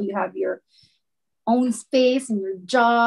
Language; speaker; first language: English; non-native, local second language; Filipino